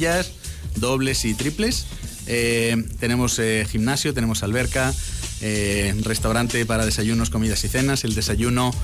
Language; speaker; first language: Spanish; native; Spanish